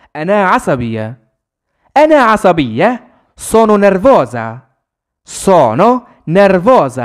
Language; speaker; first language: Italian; non-native, fluent; Arabic